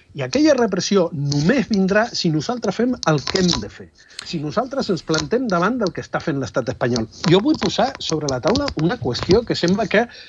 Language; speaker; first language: Catalan; non-native, fluent; Spanish